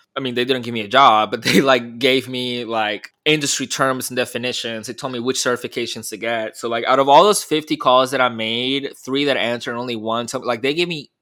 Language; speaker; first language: English; early bilingual, other home language; Spanish